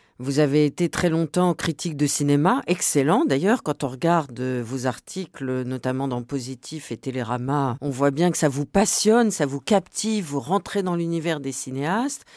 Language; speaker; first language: French; native; French